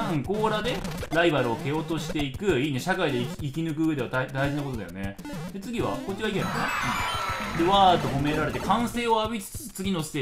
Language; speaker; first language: Japanese; native; Japanese